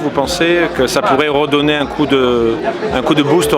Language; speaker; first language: French; native; French